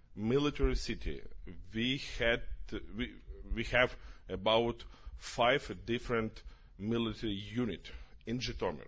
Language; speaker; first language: English; non-native, learner; Ukrainian